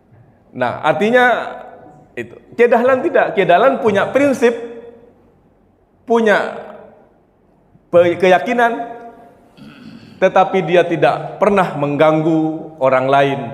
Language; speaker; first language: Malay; non-native, local second language; Javanese